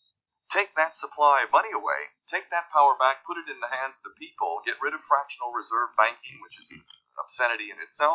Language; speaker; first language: English; native; English